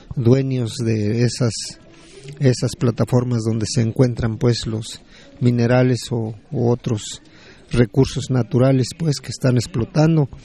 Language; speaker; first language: Spanish; native; Spanish